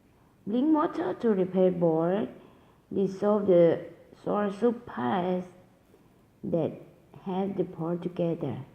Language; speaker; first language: English; non-native, learner; Thai